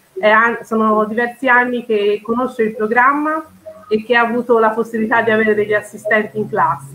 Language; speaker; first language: Italian; native; Italian